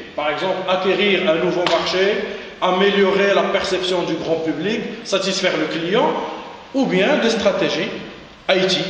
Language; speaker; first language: French; non-native, local second language; Arabic